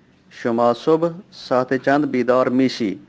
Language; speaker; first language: Persian; non-native, fluent; Urdu